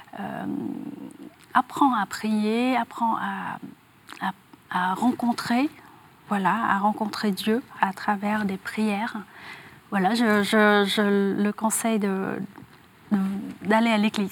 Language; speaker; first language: French; non-native, fluent; Vietnamese